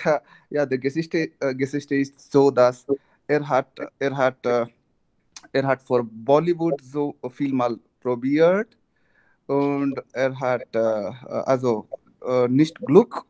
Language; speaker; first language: German; non-native, learner; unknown